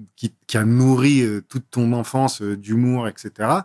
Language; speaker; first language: French; native; French